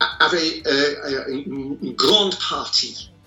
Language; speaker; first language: French; non-native, fluent; English